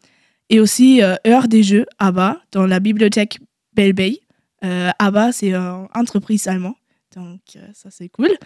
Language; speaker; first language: French; non-native, learner; German